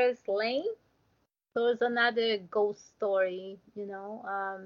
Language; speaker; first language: English; non-native, learner; Portuguese